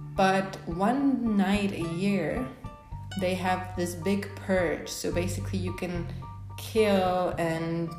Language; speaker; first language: English; non-native, fluent; Polish